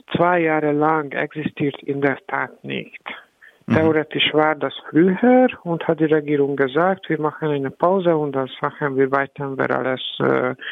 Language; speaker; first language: German; non-native, learner; Hungarian